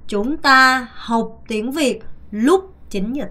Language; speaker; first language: Vietnamese; non-native, fluent; Korean